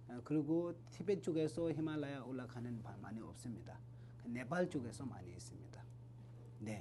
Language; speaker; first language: Korean; non-native, learner; Tibetan